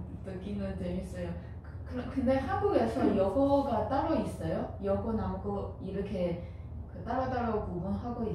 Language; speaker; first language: Korean; non-native, fluent; Chinese